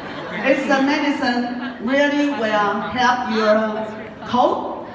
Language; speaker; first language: English; non-native, learner; Japanese